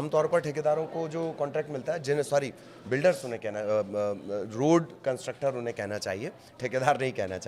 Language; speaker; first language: Hindi; native; Hindi